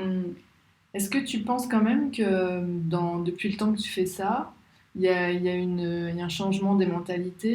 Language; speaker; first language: French; native; French